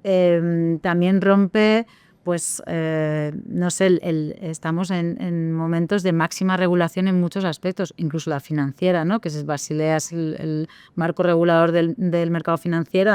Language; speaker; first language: Spanish; native; Spanish